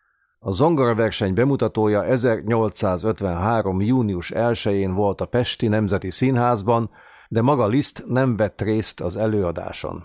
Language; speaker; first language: Hungarian; native; Hungarian